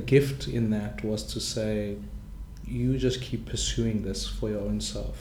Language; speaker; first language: English; non-native, local second language; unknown